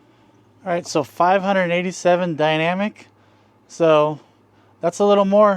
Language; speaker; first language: English; native; English